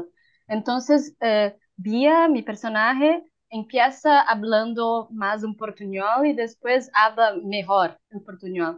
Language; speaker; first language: Spanish; non-native, learner; Portuguese